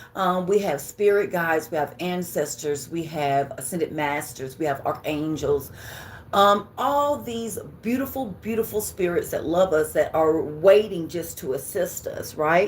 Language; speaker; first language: English; native; English